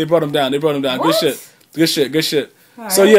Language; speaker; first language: English; native; English